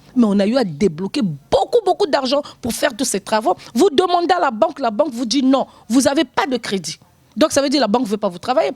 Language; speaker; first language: French; non-native, local second language; Lingala